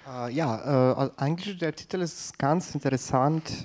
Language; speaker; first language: German; non-native, fluent; Ukrainian